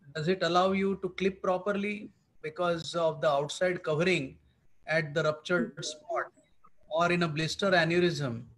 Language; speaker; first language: English; non-native, fluent; Russian